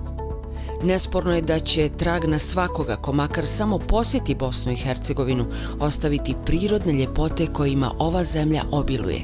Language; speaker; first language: Bosnian; native; Bosnian